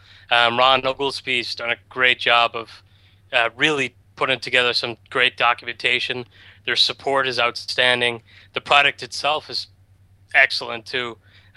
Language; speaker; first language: English; native; English